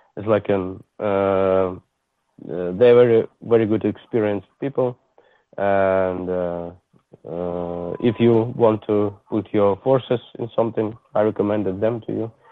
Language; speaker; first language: English; non-native, learner; Ukrainian